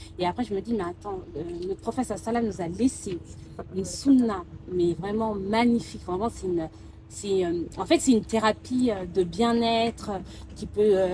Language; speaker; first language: French; early bilingual, other home language; Soninke